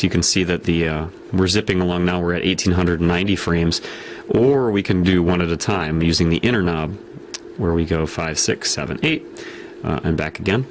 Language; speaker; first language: English; native; English